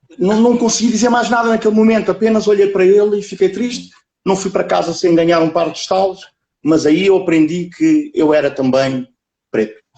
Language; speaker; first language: Portuguese; early bilingual, other home language; Kabuverdianu